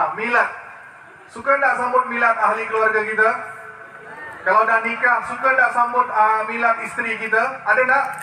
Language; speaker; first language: Malay; early bilingual, other home language; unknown